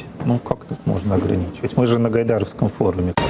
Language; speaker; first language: Russian; native; Russian